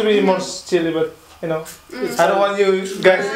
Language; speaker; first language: English; non-native, fluent; Indonesian